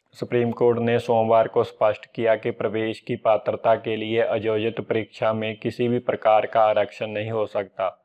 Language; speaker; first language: Hindi; non-native, local second language; Punjabi